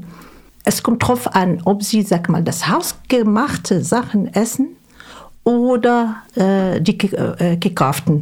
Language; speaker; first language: German; non-native, fluent; Arabic